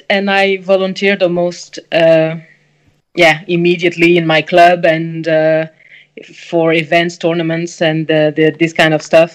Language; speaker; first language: English; non-native, fluent; French